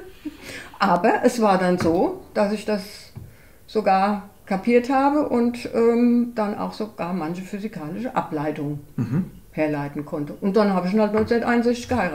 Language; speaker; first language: German; native; German